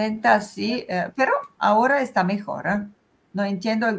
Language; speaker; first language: Spanish; non-native, fluent; Italian